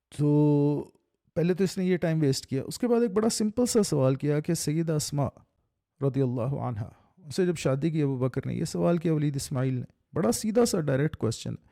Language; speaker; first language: Urdu; native; Urdu